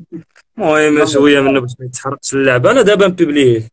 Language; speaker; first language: Arabic; native; Arabic